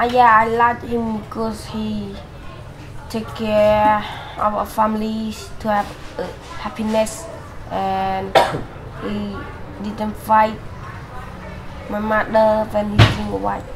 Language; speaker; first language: English; non-native, learner; Khmer